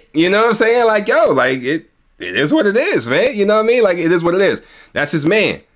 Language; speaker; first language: English; native; English